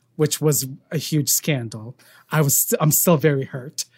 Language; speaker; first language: English; non-native, local second language; Filipino